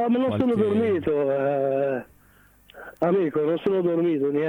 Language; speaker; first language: Italian; non-native, learner; Arabic